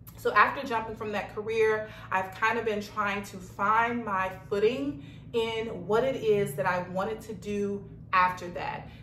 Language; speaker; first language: English; native; English